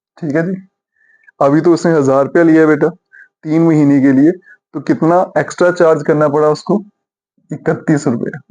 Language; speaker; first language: Hindi; native; Hindi